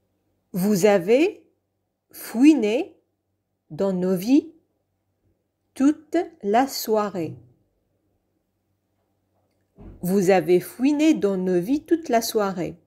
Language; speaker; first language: French; non-native, fluent; Arabic